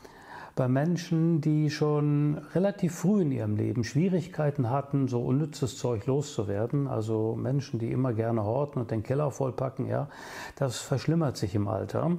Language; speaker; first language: German; native; German